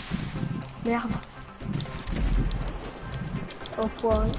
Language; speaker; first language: French; native; French